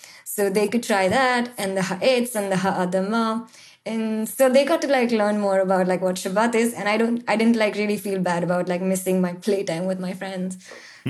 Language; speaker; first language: English; non-native, local second language; Marathi